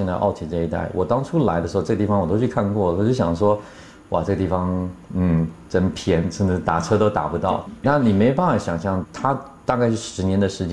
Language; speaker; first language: Chinese; native; Chinese